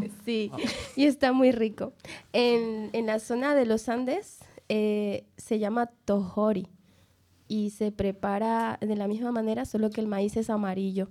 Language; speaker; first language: Spanish; native; Spanish